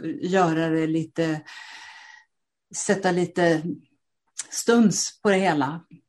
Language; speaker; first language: Swedish; native; Swedish